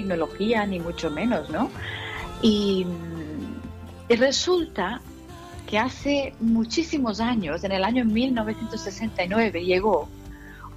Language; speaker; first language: Spanish; non-native, fluent; Telugu